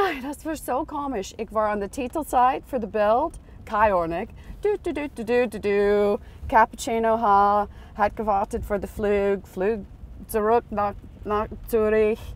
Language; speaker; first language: German; non-native, learner; English